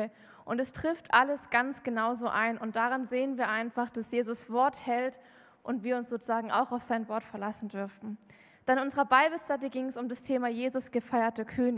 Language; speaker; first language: German; native; German